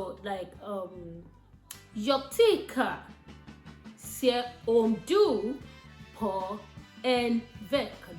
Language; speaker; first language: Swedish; non-native, learner; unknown